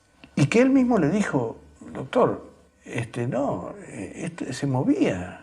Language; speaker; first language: Spanish; native; Spanish